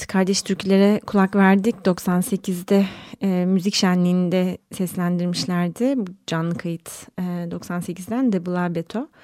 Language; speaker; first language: Turkish; native; Turkish